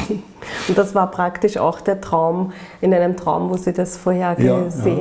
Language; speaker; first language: German; native; German